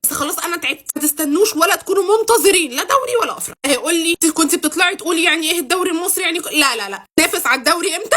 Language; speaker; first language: Arabic; native; Arabic